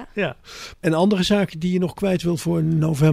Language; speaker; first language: Dutch; native; Dutch